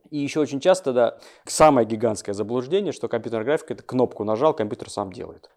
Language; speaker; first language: Russian; native; Russian